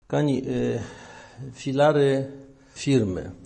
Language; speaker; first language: Polish; native; Polish